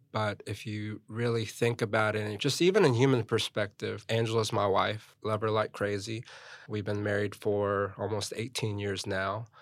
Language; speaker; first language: English; early bilingual, other home language; Korean